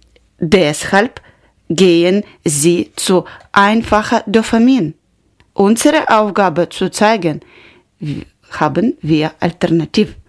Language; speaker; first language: German; non-native, learner; Ukrainian